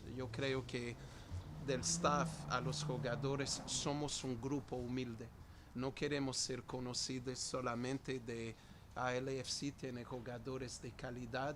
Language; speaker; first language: Spanish; non-native, fluent; Portuguese